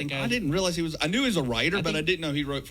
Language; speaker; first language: English; native; English